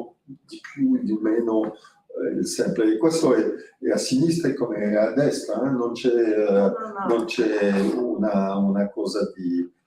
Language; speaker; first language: Italian; non-native, fluent; French